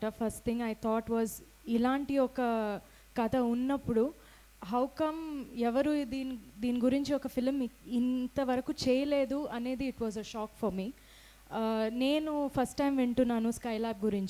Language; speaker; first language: Telugu; non-native, fluent; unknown